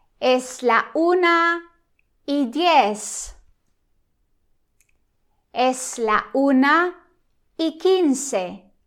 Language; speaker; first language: Spanish; non-native, fluent; Italian